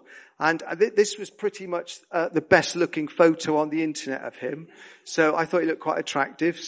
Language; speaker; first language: English; native; English